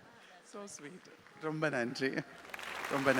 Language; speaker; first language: Tamil; native; Tamil